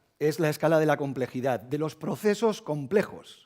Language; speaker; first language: Spanish; native; Spanish